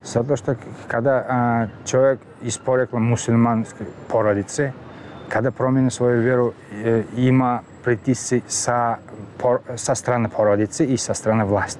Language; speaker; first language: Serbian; non-native, learner; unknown